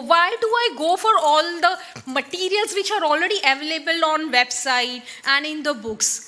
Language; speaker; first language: English; non-native, local second language; Marathi